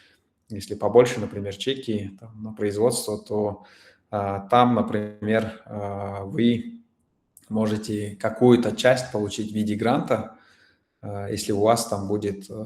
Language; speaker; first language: Russian; non-native, local second language; Kyrgyz